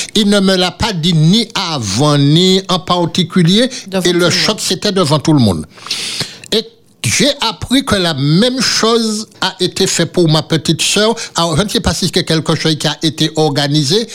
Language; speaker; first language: French; native; French